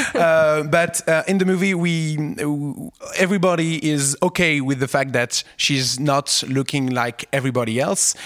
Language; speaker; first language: English; non-native, fluent; French